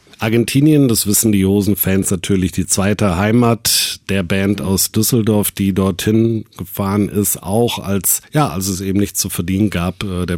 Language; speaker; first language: German; native; German